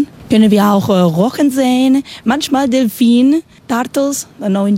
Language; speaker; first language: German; non-native, learner; Spanish